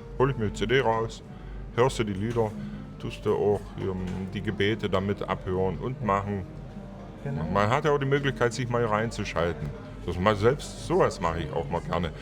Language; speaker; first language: German; non-native, local second language; Upper Sorbian